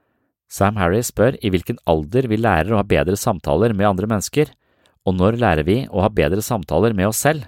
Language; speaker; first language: Norwegian; native; Norwegian